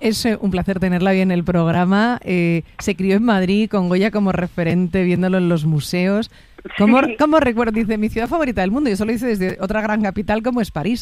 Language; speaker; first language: Spanish; native; Spanish